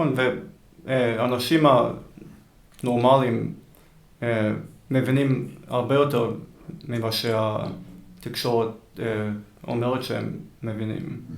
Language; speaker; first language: Hebrew; early bilingual, heritage; Hebrew